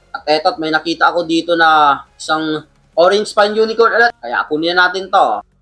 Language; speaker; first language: Filipino; non-native, local second language; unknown